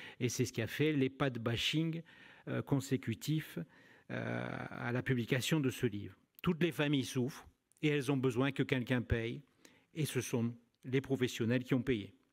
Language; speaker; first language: French; native; French